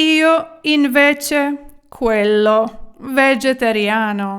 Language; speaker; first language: Italian; non-native, fluent; Ukrainian